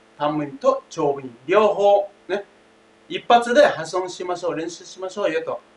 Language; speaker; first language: Japanese; non-native, fluent; Thai